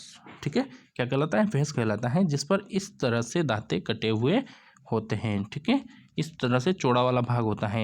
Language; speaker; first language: Hindi; native; Hindi